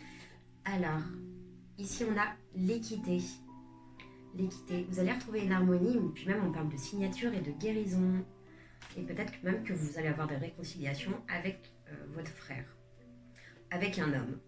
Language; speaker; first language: French; native; French